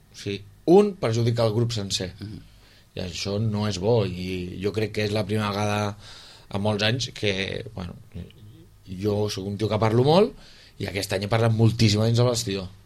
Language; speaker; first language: Catalan; native; Catalan